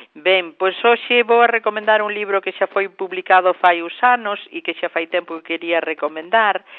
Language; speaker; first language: Galician; native; Galician